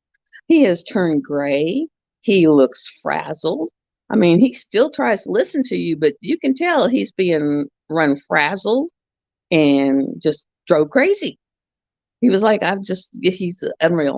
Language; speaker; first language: English; native; English